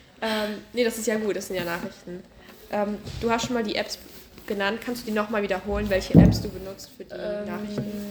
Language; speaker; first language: German; native; German